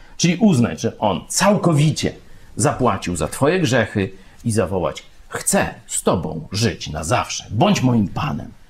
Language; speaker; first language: Polish; native; Polish